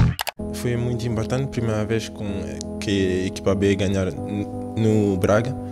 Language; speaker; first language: Portuguese; early bilingual, heritage; French